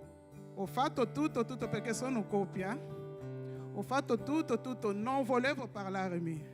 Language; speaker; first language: Italian; non-native, fluent; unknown